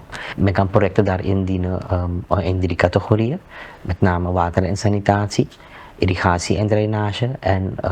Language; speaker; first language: Dutch; native; Dutch